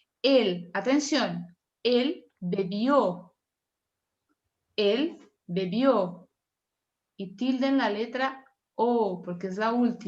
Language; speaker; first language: Spanish; non-native, fluent; Portuguese